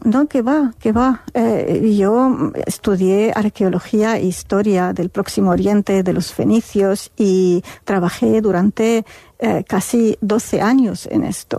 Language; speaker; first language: Spanish; non-native, fluent; Arabic